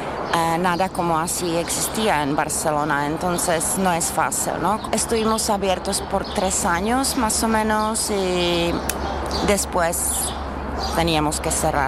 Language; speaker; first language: Spanish; non-native, learner; Czech